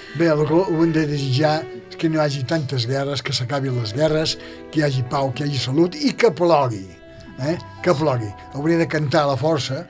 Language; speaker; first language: Catalan; native; Catalan